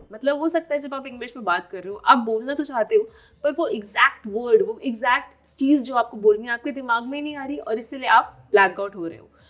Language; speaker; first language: Hindi; native; Hindi